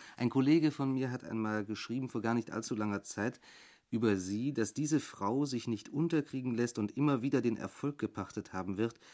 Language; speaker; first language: German; native; German